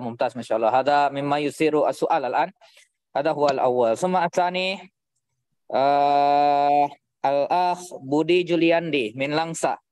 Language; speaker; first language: Arabic; non-native, fluent; Indonesian